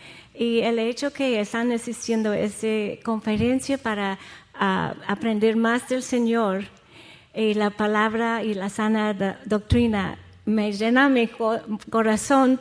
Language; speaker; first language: Spanish; non-native, fluent; English